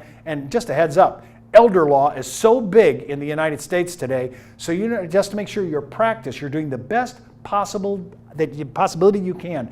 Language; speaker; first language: English; native; English